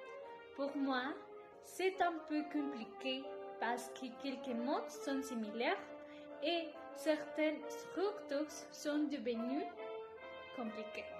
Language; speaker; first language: French; non-native, learner; Spanish